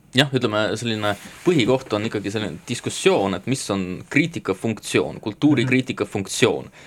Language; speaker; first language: Estonian; native; Estonian